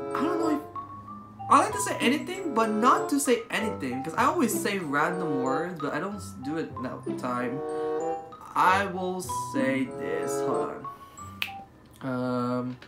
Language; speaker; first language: English; native; English